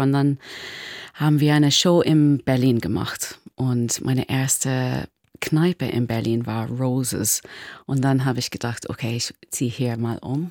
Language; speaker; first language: German; non-native, learner; English